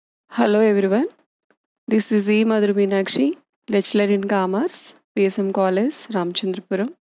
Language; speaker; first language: English; non-native, local second language; Telugu